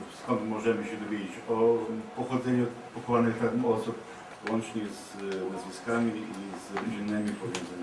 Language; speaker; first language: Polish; non-native, learner; Ukrainian